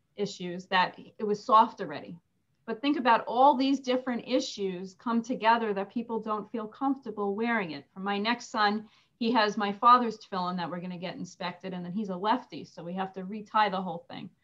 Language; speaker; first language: English; native; English